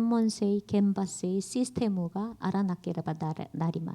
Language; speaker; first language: Japanese; non-native, learner; Korean